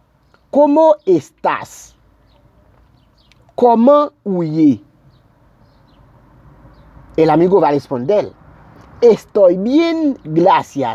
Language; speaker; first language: Spanish; non-native, learner; Haitian Creole